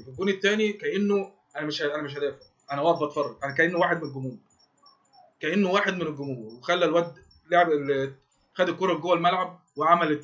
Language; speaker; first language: Arabic; native; Arabic